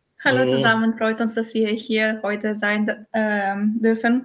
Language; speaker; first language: German; non-native, fluent; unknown